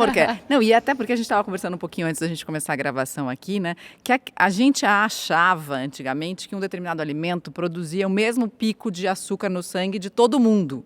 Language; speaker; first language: Portuguese; native; Portuguese